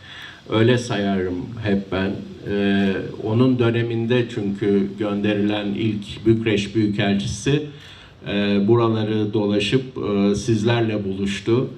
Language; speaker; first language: Turkish; native; Turkish